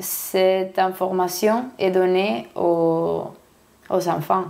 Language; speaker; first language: French; non-native, learner; Spanish